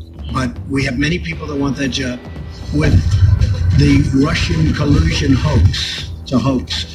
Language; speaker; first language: English; native; English